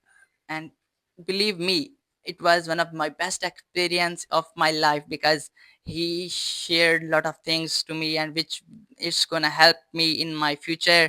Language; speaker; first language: English; non-native, fluent; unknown